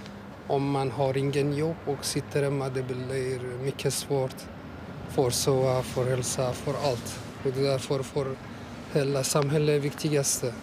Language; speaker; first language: Swedish; non-native, learner; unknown